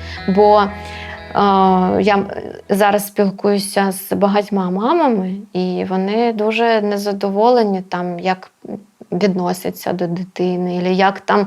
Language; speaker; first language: Ukrainian; non-native, local second language; Russian